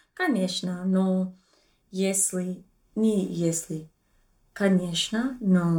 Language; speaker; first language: Russian; non-native, learner; English